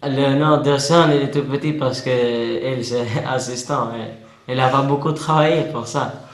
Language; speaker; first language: French; non-native, learner; Albanian